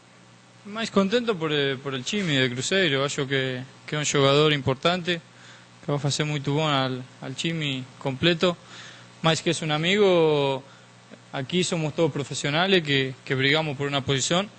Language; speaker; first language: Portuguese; non-native, learner; Spanish